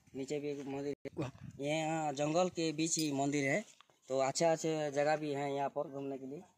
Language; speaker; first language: Hindi; non-native, local second language; Odia